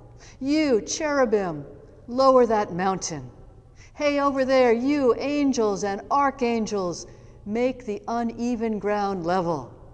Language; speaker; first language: English; native; English